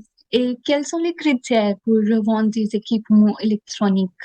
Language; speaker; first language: French; non-native, learner; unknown